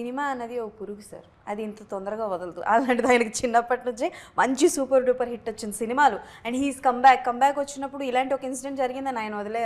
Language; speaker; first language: Telugu; native; Telugu